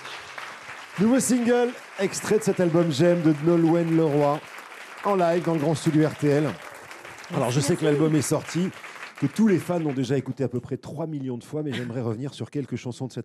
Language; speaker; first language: French; native; French